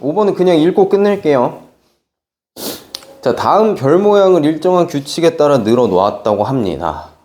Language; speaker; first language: Korean; native; Korean